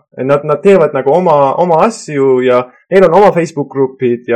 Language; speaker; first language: Estonian; non-native, fluent; Persian